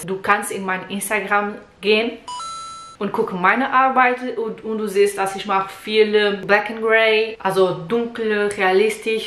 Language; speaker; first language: German; non-native, learner; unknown